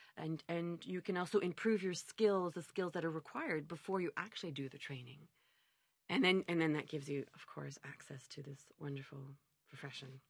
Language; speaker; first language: English; native; English